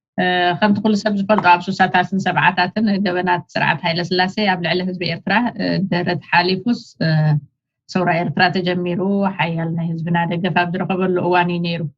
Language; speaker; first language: Tigrinya; native; Tigrinya